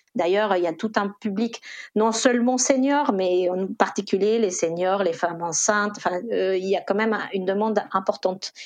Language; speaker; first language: French; non-native, fluent; Spanish